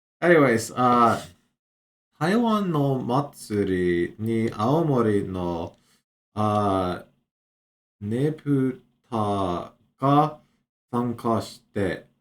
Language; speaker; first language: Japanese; non-native, learner; English